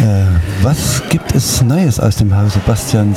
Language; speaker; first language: German; native; German